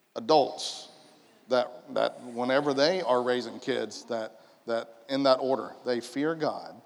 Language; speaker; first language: English; native; English